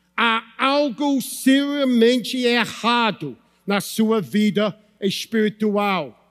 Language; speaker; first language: Portuguese; non-native, fluent; English